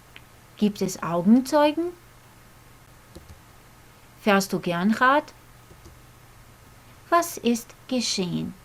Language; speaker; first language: German; non-native, fluent; Croatian